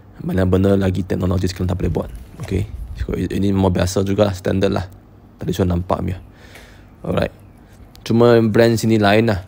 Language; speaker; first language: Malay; non-native, local second language; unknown